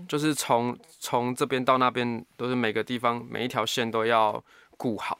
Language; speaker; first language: Chinese; native; Chinese